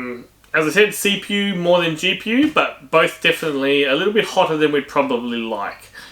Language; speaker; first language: English; native; English